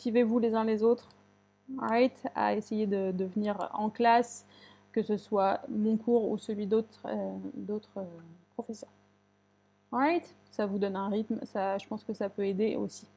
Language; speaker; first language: French; native; French